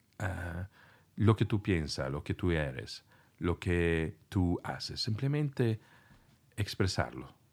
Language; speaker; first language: Spanish; non-native, fluent; Italian